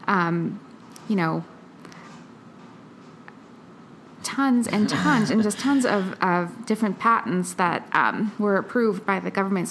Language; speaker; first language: English; early bilingual, other home language; Filipino